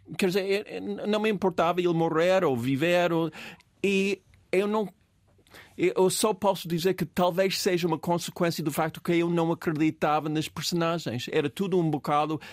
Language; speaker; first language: Portuguese; non-native, fluent; English